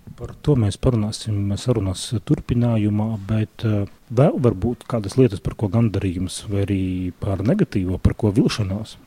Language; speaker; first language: Latvian; native; Latvian